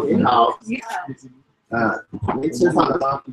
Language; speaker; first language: Chinese; non-native, learner; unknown